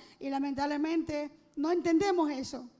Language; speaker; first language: Spanish; native; Spanish